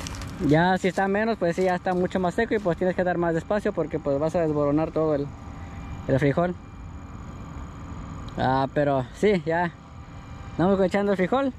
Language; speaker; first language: Spanish; native; Spanish